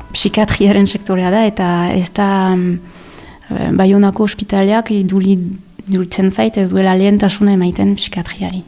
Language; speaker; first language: Basque; native; Basque